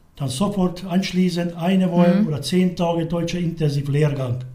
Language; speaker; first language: German; non-native, learner; Hungarian